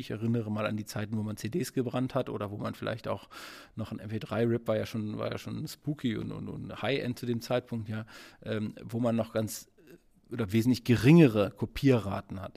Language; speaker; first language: German; native; German